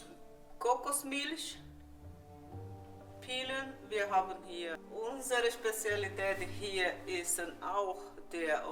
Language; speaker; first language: German; non-native, learner; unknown